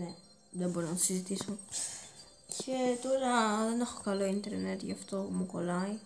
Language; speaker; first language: Greek; early bilingual, heritage; Greek